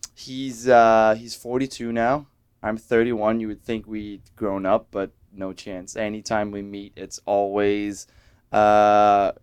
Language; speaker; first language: English; non-native, fluent; Danish